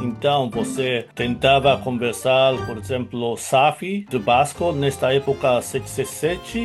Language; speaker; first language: Portuguese; non-native, fluent; Japanese